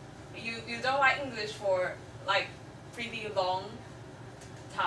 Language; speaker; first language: English; non-native, fluent; Chinese